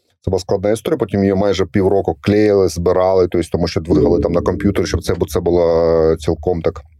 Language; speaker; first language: Ukrainian; non-native, local second language; Russian